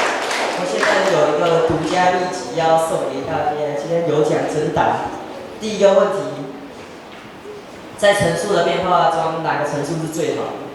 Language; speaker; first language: Chinese; native; Chinese